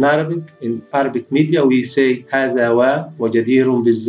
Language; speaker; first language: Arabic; native; Arabic